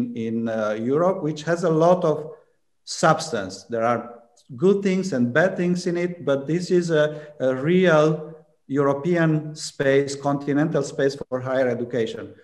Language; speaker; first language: English; non-native, fluent; Romanian